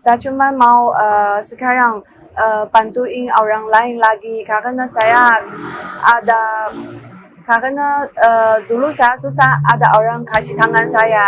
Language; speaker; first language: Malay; non-native, learner; Chinese